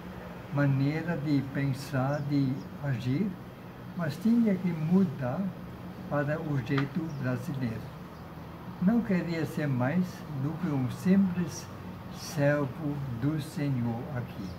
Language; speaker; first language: Portuguese; non-native, fluent; German